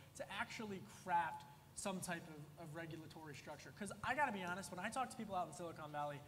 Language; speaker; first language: English; native; English